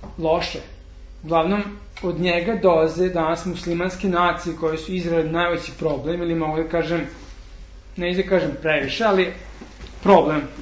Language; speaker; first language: Serbian; non-native, fluent; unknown